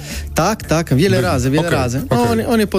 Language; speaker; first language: Polish; non-native, learner; Italian